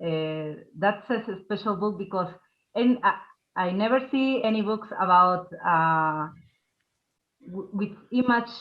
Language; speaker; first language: English; non-native, learner; Spanish